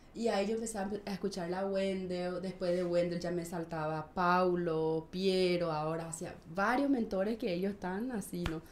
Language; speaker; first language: Spanish; native; Spanish